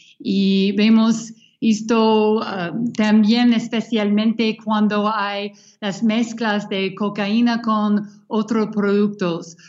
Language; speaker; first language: Spanish; non-native, fluent; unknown